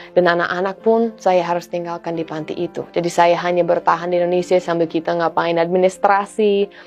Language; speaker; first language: Indonesian; non-native, fluent; English